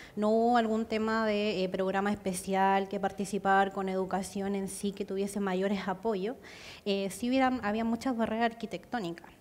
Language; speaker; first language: Spanish; native; Spanish